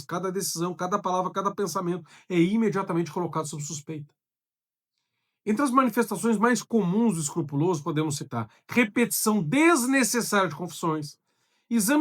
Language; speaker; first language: Portuguese; native; Portuguese